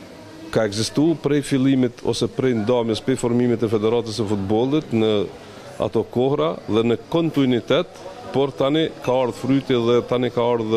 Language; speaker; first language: Albanian; native; Albanian